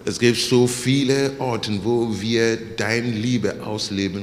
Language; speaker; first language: German; non-native, learner; English